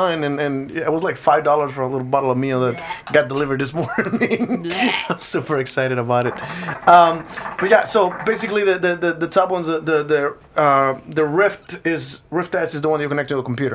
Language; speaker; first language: English; non-native, fluent; Spanish